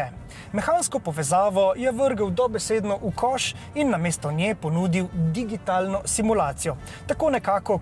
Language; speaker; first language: Slovenian; native; Slovenian